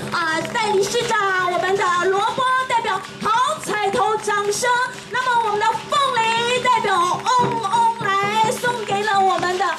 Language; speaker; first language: Chinese; native; Chinese